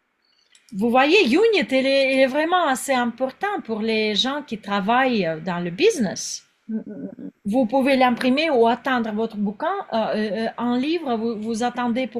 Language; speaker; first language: French; non-native, fluent; Russian